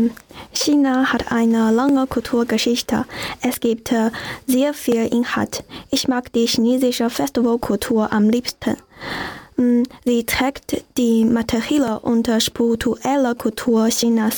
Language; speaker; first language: German; non-native, learner; Chinese